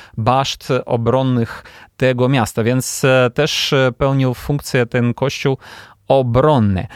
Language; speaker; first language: Polish; non-native, fluent; Ukrainian